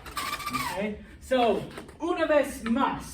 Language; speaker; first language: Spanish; non-native, fluent; English